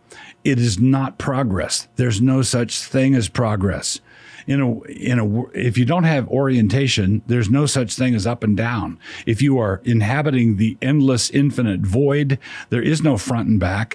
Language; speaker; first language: English; native; English